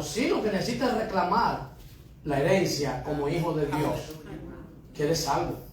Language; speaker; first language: Spanish; native; Spanish